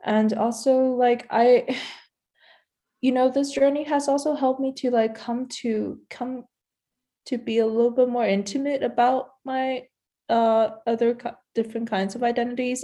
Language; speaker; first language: English; non-native, local second language; Cantonese